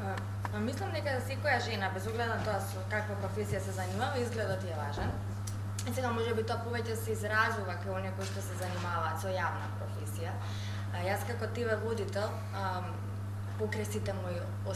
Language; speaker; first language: Macedonian; native; Macedonian